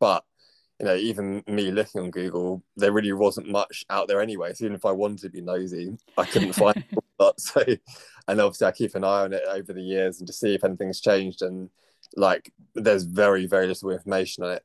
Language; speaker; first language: English; native; English